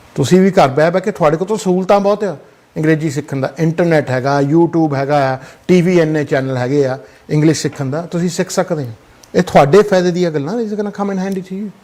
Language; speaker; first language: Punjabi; early bilingual, heritage; Punjabi